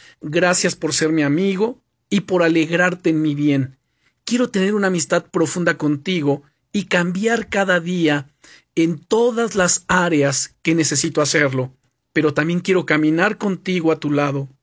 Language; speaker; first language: Spanish; native; Spanish